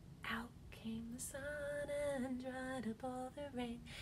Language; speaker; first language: English; native; English